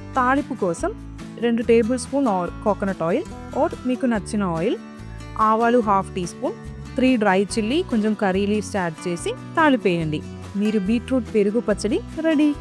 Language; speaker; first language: Telugu; non-native, fluent; Malayalam